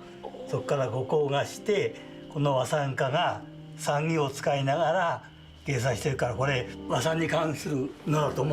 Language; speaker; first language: Japanese; native; Japanese